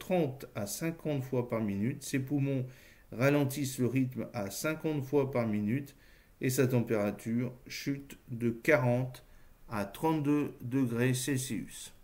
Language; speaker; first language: French; native; French